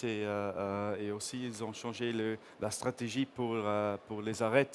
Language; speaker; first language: French; non-native, fluent; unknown